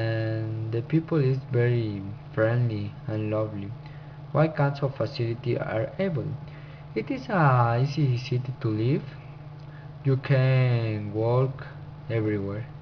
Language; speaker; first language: English; non-native, learner; Spanish